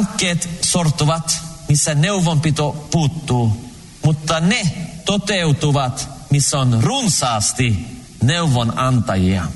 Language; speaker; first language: Finnish; early bilingual, heritage; Finnish